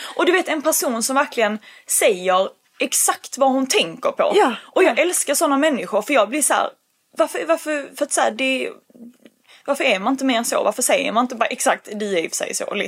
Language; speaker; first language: Swedish; early bilingual, other home language; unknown